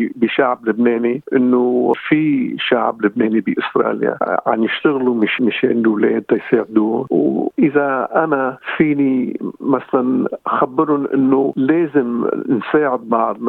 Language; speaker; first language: Arabic; early bilingual, heritage; Arabic